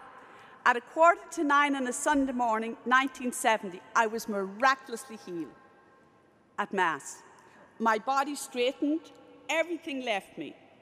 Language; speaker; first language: English; native; English